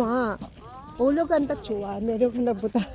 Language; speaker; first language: Korean; non-native, learner; Filipino